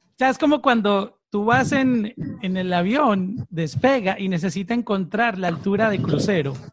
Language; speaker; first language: Spanish; native; Spanish